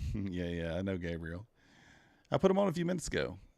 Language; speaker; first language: English; native; English